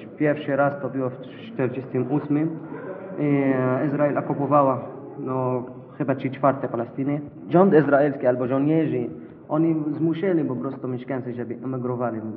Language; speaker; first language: Polish; non-native, learner; Arabic